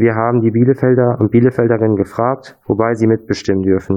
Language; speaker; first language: German; native; German